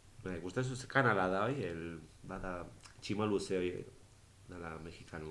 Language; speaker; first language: Basque; native; Basque